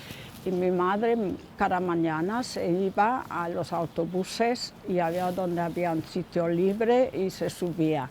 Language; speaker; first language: Spanish; non-native, fluent; German